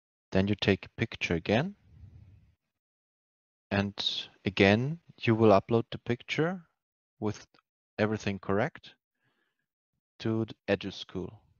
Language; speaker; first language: English; non-native, fluent; German